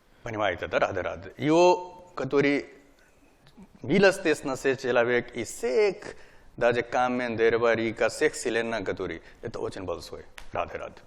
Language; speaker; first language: Russian; non-native, learner; Hindi